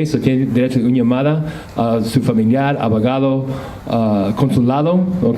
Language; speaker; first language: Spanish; non-native, fluent; English